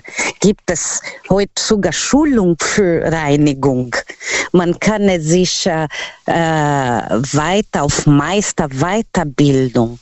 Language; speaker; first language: German; non-native, fluent; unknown